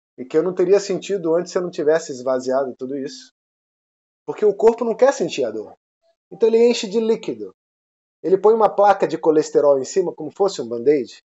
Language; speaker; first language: Portuguese; non-native, fluent; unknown